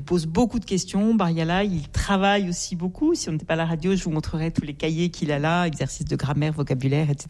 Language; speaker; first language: French; native; French